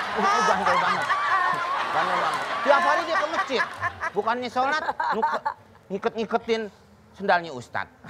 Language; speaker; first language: Indonesian; native; Indonesian